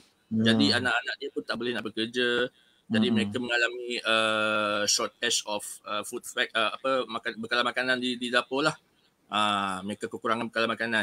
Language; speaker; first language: Malay; native; Malay